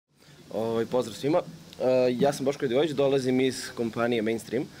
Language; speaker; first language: Serbian; native; Serbian